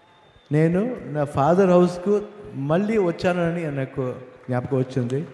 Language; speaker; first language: Telugu; non-native, learner; Kannada